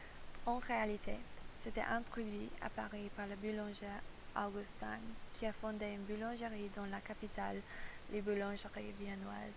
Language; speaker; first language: French; non-native, learner; English